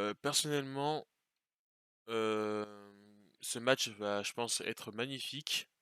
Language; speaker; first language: French; native; French